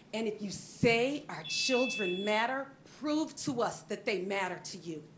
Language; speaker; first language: English; native; English